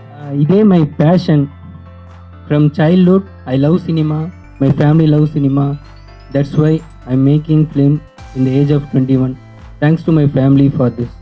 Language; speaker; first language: Telugu; non-native, learner; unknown